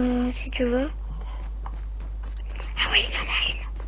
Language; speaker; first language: French; native; French